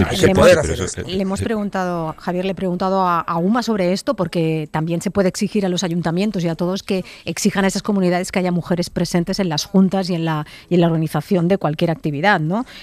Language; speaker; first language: Spanish; native; Spanish